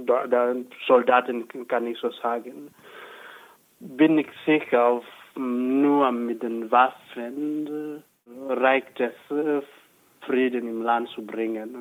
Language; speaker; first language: German; non-native, fluent; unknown